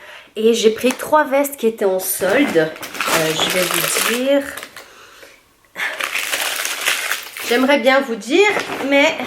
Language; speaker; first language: French; native; French